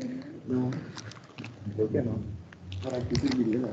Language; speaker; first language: Spanish; native; Spanish